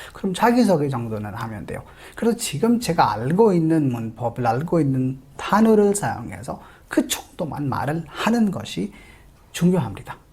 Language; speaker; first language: Korean; non-native, fluent; Hindi